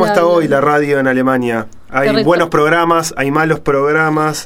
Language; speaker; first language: Spanish; native; Spanish